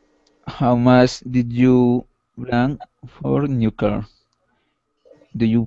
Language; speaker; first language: English; non-native, learner; Spanish